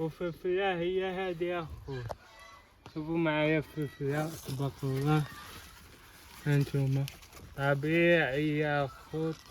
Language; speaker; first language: Arabic; native; Arabic